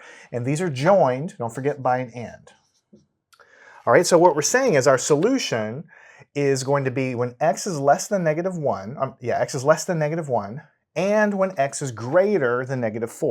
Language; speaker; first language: English; native; English